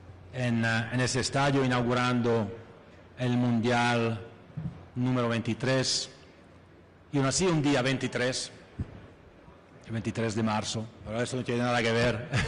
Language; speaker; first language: Spanish; non-native, fluent; Italian